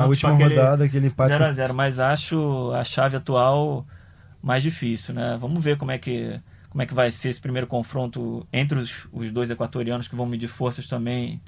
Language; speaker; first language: Portuguese; native; Portuguese